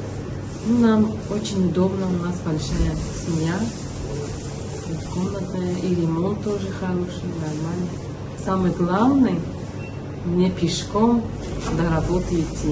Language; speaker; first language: Russian; non-native, fluent; Tajik